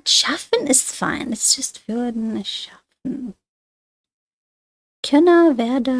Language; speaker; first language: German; non-native, fluent; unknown